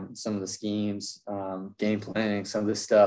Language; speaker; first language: English; native; English